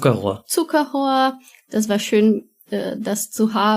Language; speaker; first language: German; non-native, learner; Portuguese